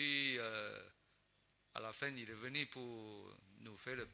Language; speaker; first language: French; non-native, learner; Chinese